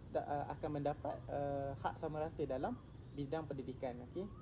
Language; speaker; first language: Malay; native; Malay